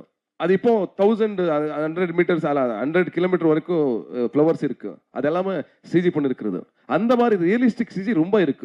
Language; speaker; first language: Tamil; non-native, learner; Kannada